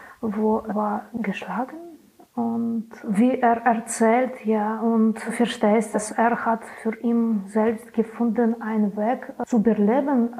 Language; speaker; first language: German; non-native, learner; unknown